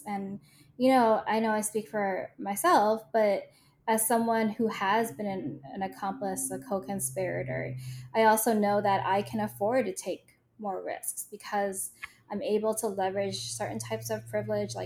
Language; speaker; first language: English; native; English